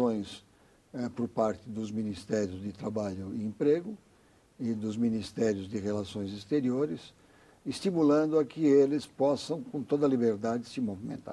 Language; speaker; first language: Portuguese; native; Portuguese